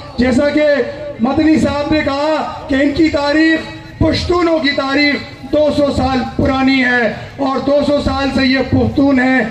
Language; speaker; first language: Urdu; non-native, local second language; Pashto